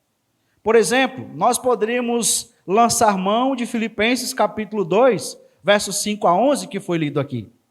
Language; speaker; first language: Portuguese; native; Portuguese